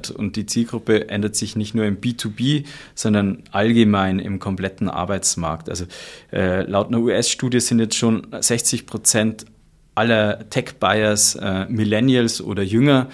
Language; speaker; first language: German; native; German